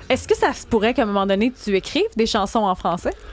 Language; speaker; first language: French; native; French